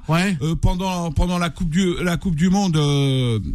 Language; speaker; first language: French; native; French